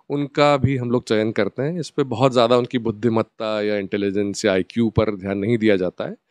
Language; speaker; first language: Hindi; native; Hindi